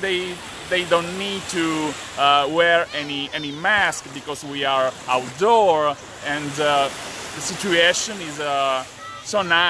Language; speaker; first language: English; non-native, fluent; Italian